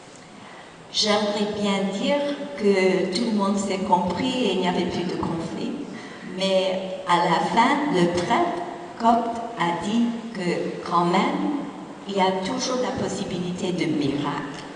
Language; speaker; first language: French; non-native, fluent; English